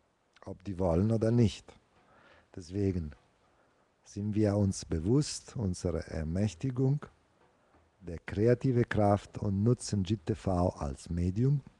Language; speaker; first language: German; non-native, fluent; Italian